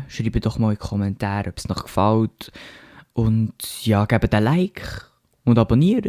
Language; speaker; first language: German; native; German